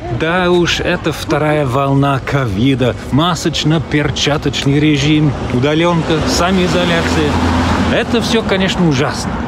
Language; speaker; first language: Russian; non-native, fluent; English